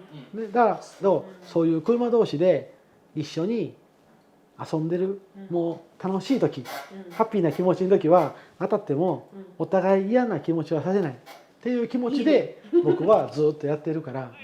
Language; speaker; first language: Japanese; native; Japanese